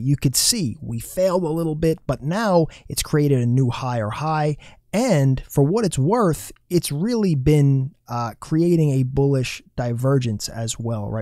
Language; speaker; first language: English; native; English